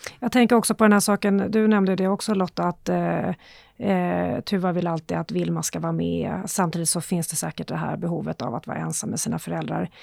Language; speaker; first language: Swedish; native; Swedish